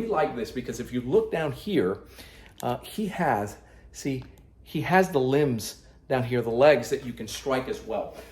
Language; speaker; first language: English; native; English